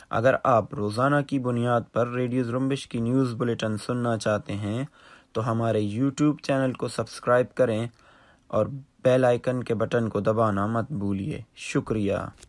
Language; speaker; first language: Urdu; non-native, local second language; Baluchi